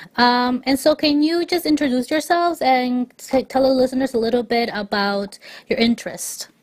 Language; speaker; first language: English; native; English